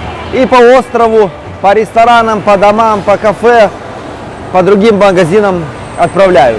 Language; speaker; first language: Russian; native; Russian